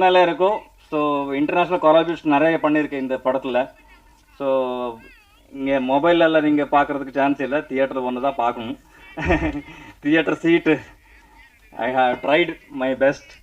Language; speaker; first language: Tamil; non-native, learner; Kannada